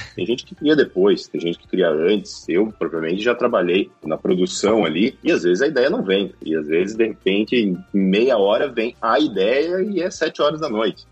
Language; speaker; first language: Portuguese; native; Portuguese